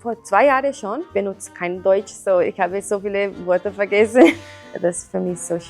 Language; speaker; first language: German; non-native, learner; Portuguese